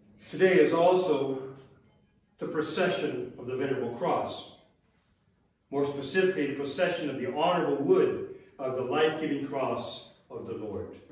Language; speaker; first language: English; native; English